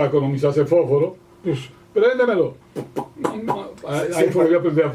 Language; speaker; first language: Spanish; native; Spanish